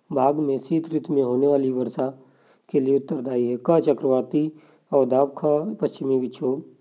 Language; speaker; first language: Hindi; native; Hindi